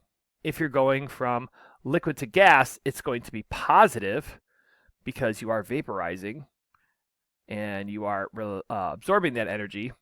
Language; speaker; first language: English; native; English